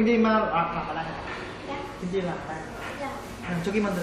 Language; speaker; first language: Korean; non-native, learner; Vietnamese